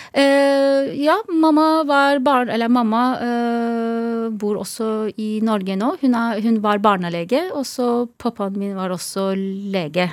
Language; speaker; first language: Norwegian; non-native, fluent; Turkish